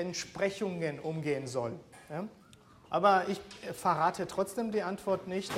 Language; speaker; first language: German; non-native, fluent; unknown